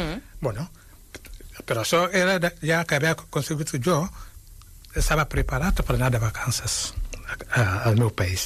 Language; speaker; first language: Catalan; non-native, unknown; Wolof